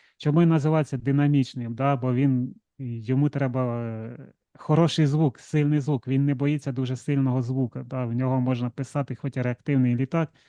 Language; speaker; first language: Ukrainian; non-native, local second language; Russian